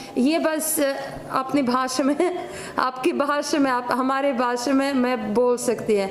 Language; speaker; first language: Hindi; non-native, learner; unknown